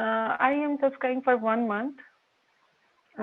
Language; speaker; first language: English; non-native, local second language; Hindi